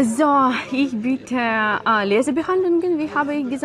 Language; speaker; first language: German; non-native, learner; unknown